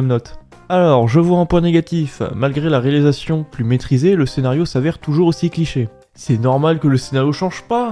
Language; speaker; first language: French; native; French